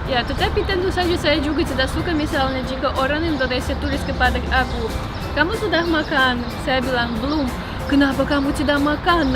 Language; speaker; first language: Indonesian; non-native, learner; Russian